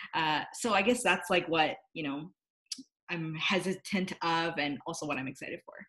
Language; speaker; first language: English; native; English